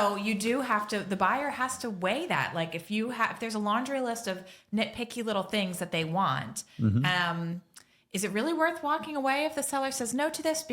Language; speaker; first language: English; native; English